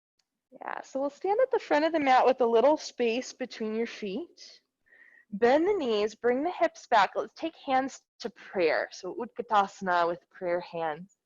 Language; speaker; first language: English; native; English